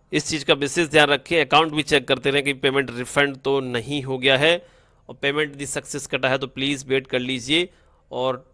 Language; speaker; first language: Hindi; native; Hindi